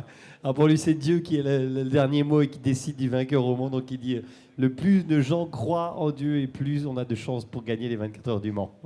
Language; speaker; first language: French; native; French